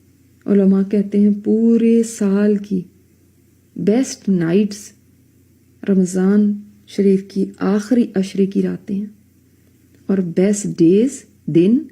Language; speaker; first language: Urdu; native; Urdu